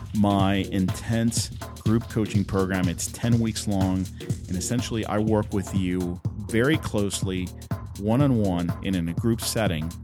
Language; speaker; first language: English; non-native, fluent; Spanish